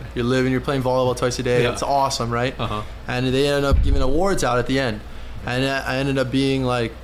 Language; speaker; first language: English; native; English